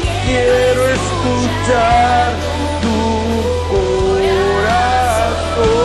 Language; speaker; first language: Spanish; native; Spanish